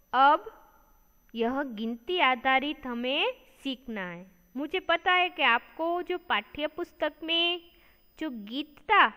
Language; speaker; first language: Hindi; non-native, local second language; Gujarati